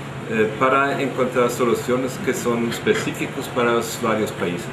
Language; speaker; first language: Spanish; non-native, fluent; German